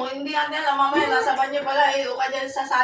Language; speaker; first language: Filipino; native; Filipino